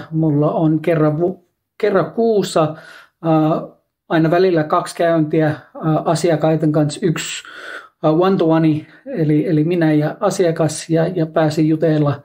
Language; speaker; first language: Finnish; non-native, learner; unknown